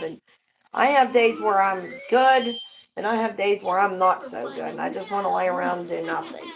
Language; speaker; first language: English; native; English